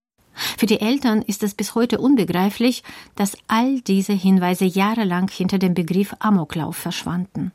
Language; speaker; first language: German; native; German